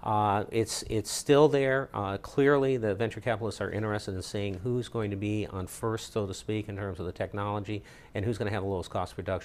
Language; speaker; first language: English; native; English